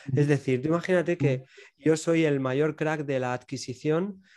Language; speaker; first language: Spanish; native; Spanish